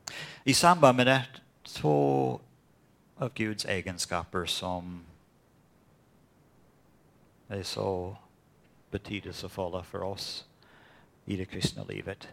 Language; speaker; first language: Swedish; non-native, fluent; English